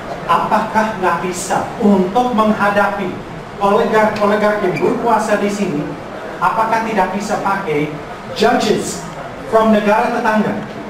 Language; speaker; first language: Indonesian; non-native, fluent; English